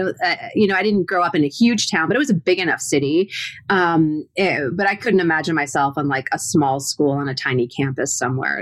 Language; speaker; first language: English; native; English